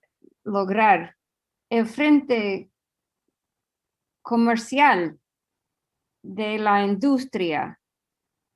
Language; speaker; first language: Spanish; non-native, fluent; English